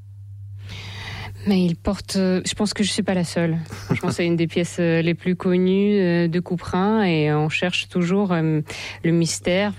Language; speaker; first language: French; non-native, fluent; Russian